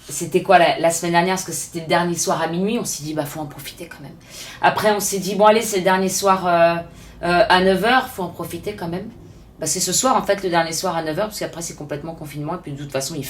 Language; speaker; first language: French; native; French